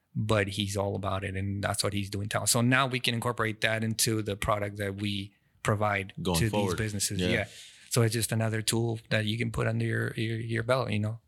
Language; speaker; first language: English; non-native, fluent; Spanish